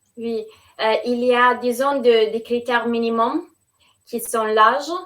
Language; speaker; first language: French; non-native, fluent; Italian